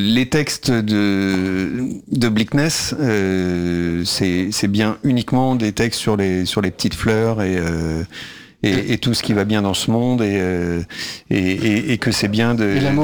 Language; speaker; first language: French; native; French